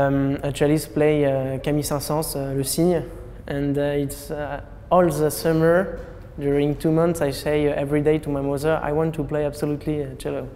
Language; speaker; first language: English; non-native, learner; French